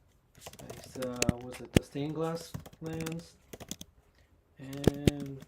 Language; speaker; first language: English; native; English